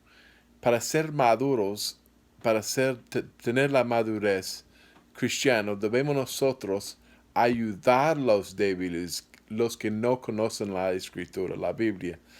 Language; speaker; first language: Spanish; non-native, fluent; English